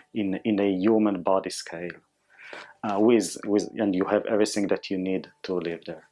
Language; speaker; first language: English; non-native, fluent; Hebrew